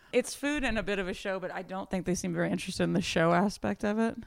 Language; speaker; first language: English; native; English